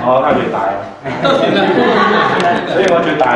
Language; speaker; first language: Cantonese; native; Cantonese